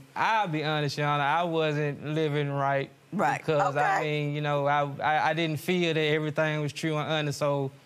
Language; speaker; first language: English; native; English